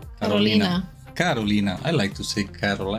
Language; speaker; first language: English; non-native, fluent; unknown